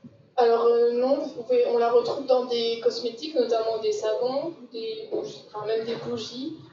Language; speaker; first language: French; native; French